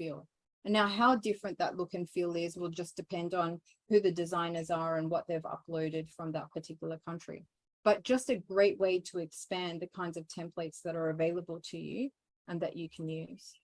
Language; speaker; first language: English; native; English